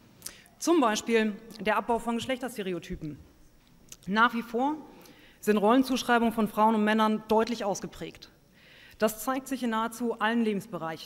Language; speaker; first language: German; native; German